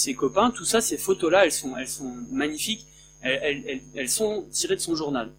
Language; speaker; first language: French; native; French